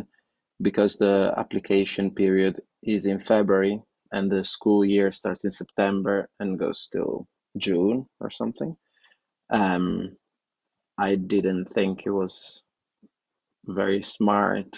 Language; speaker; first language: English; non-native, fluent; Italian